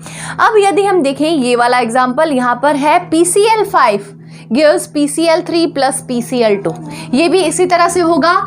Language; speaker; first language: Hindi; native; Hindi